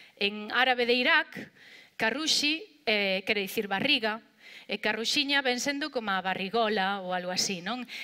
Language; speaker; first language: Galician; non-native, local second language; Spanish